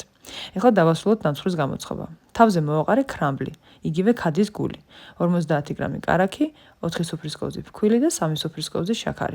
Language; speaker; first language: Georgian; native; Georgian